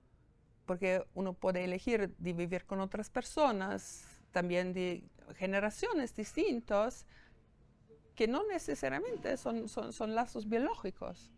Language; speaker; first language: Spanish; non-native, fluent; German